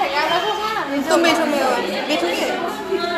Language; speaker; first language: Hindi; non-native, local second language; Assamese